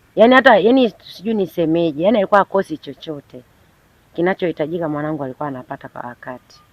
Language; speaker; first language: Swahili; native; Swahili